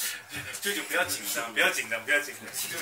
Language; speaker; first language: Chinese; native; Chinese